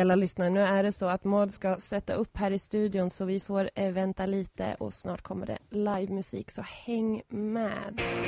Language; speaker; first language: Swedish; native; Swedish